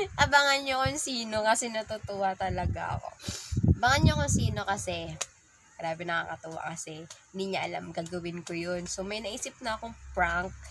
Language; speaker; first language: Filipino; non-native, local second language; Bikol